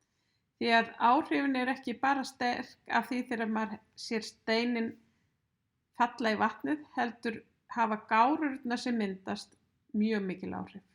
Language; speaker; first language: Icelandic; native; Icelandic